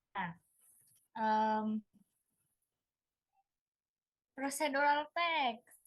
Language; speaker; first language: English; non-native, learner; Indonesian